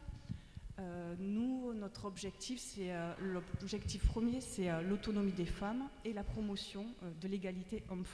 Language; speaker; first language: French; native; French